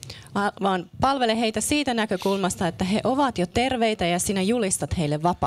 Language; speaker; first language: Finnish; native; Finnish